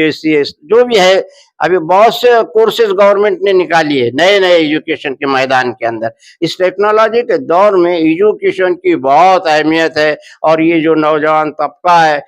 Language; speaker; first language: Hindi; non-native, local second language; Urdu